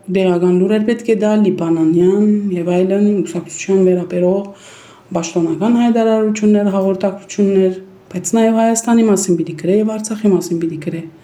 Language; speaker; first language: Armenian; early bilingual, heritage; Armenian